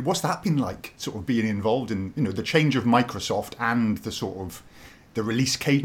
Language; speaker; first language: English; native; English